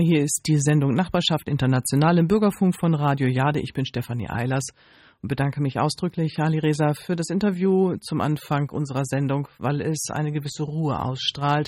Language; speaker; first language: German; native; German